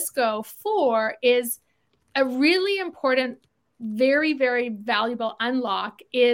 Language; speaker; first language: English; native; English